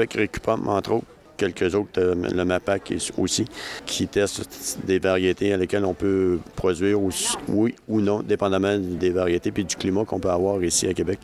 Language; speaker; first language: French; native; French